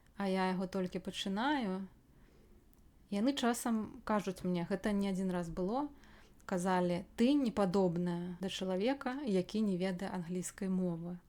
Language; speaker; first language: Belarusian; native; Belarusian